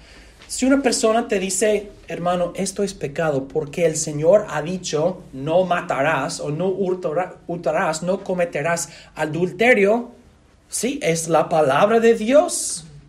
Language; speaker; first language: Spanish; non-native, fluent; English